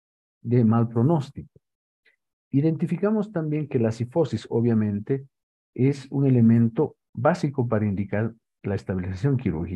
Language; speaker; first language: Spanish; native; Spanish